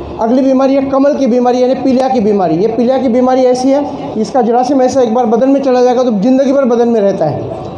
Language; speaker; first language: Hindi; non-native, local second language; Marathi